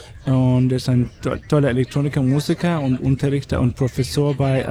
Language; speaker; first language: German; non-native, fluent; Turkish